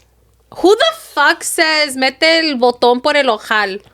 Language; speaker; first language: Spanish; early bilingual, heritage; Spanish